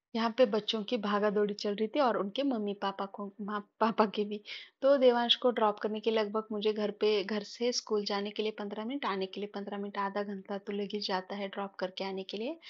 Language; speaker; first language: Hindi; non-native, local second language; Marathi